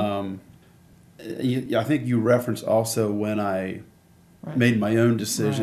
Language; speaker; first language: English; native; English